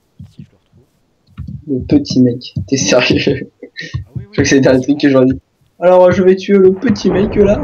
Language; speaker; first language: French; native; French